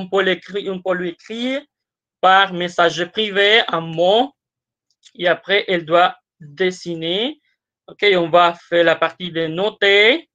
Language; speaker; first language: French; non-native, fluent; Spanish